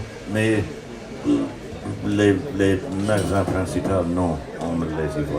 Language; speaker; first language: French; non-native, fluent; English